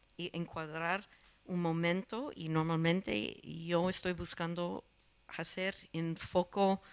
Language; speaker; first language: Spanish; non-native, learner; English